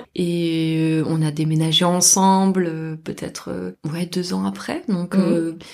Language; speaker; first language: French; native; French